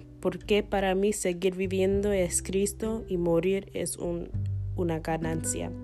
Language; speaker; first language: Spanish; non-native, learner; English